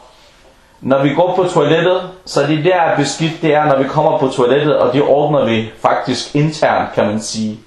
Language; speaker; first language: Danish; non-native, local second language; Arabic